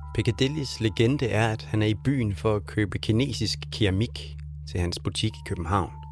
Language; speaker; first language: Danish; native; Danish